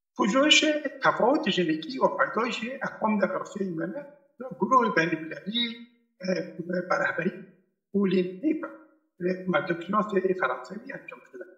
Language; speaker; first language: Persian; native; Persian